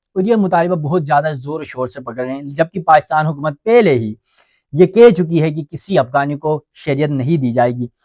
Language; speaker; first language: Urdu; non-native, local second language; Shina